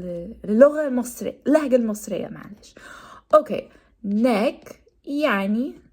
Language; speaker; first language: Arabic; non-native, learner; English